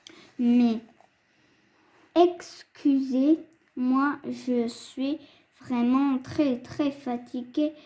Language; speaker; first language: French; non-native, fluent; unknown